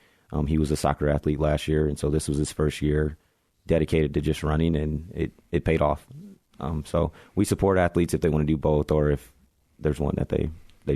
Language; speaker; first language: English; native; English